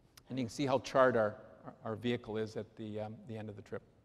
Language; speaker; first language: English; native; English